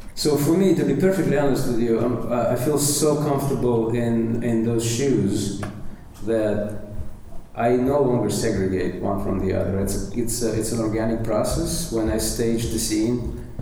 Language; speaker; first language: English; non-native, fluent; Russian